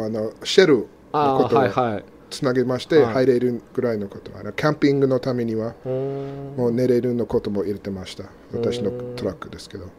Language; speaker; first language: Japanese; non-native, fluent; English